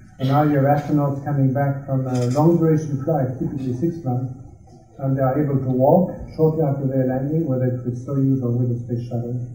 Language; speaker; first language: English; non-native, fluent; French